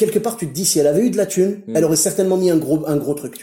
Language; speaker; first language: French; native; French